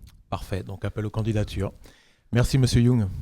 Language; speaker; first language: French; native; French